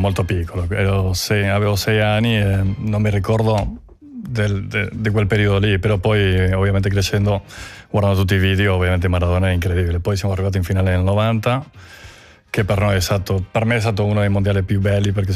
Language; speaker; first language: Italian; non-native, fluent; Spanish